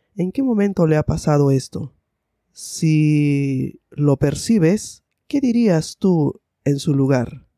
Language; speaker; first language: Spanish; native; Spanish